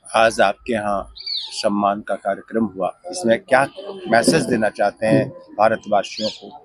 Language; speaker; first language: Hindi; native; Hindi